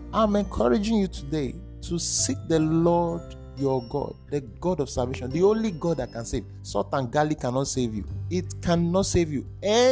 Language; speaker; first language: English; non-native, local second language; Bini